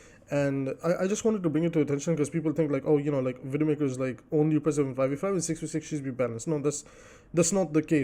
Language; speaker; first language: English; native; English